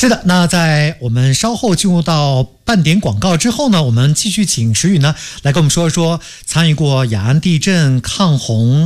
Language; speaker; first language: Chinese; native; Chinese